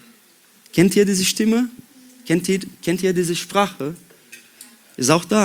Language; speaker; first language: German; non-native, learner; Portuguese